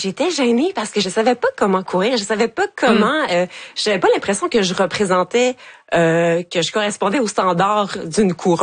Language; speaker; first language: French; native; French